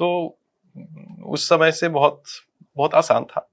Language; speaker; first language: Hindi; non-native, fluent; Dutch